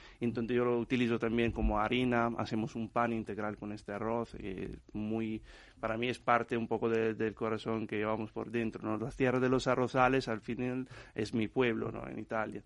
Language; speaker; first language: Spanish; non-native, fluent; Italian